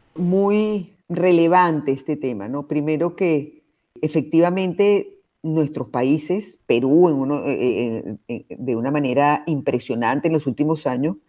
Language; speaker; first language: Spanish; native; Spanish